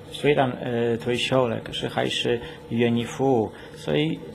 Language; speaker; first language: Chinese; non-native, fluent; Polish